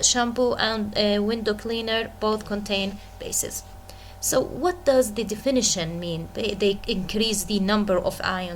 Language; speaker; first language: English; non-native, fluent; Arabic